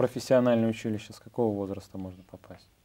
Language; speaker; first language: Russian; native; Russian